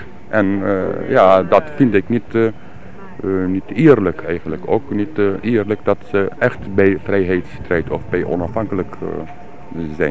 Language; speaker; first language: Dutch; non-native, learner; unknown